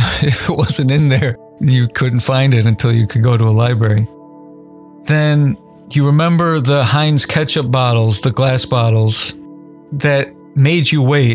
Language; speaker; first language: English; native; English